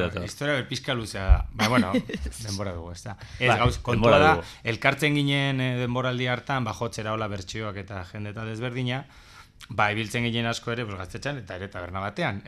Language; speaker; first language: Basque; non-native, local second language; Spanish